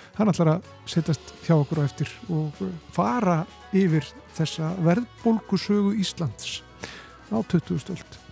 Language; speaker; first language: Icelandic; native; Icelandic